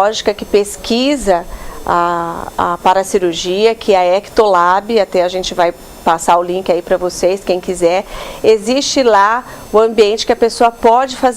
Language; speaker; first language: Portuguese; native; Portuguese